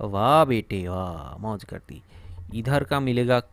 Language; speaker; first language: Hindi; non-native, local second language; Bangla